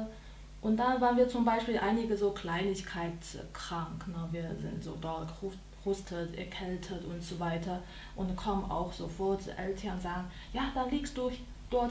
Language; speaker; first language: German; non-native, learner; Chinese